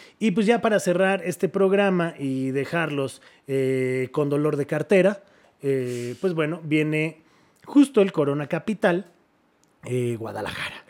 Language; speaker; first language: Spanish; native; Spanish